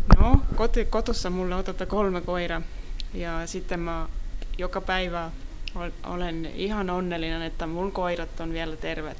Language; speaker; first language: Finnish; non-native, learner; Estonian